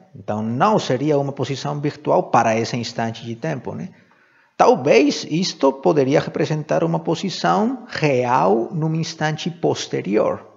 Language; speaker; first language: Portuguese; non-native, fluent; Spanish